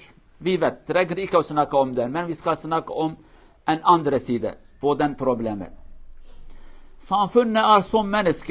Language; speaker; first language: Norwegian; non-native, fluent; Kurdish